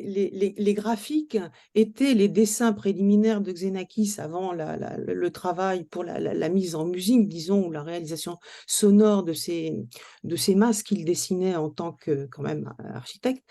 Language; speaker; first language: French; native; French